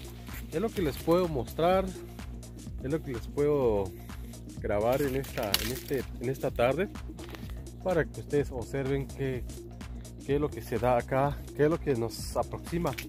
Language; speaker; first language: Spanish; native; Spanish